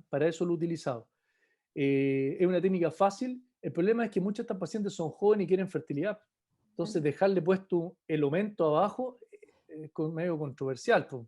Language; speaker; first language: Spanish; native; Spanish